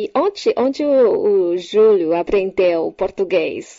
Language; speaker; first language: Portuguese; non-native, fluent; Chinese